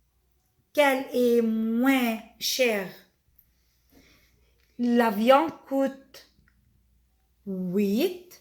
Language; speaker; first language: French; non-native, fluent; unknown